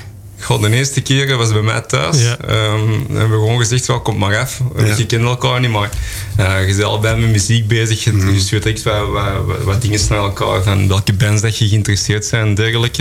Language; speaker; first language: Dutch; native; Dutch